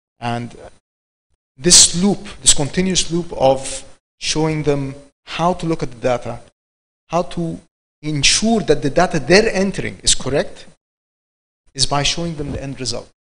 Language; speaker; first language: English; non-native, fluent; Arabic